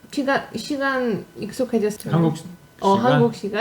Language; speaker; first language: Korean; non-native, fluent; Polish